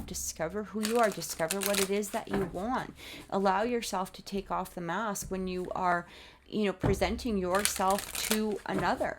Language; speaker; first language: English; native; English